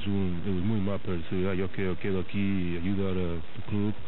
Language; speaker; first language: Spanish; non-native, fluent; English